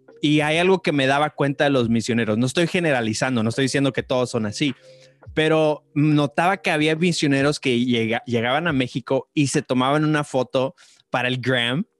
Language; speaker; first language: Spanish; native; Spanish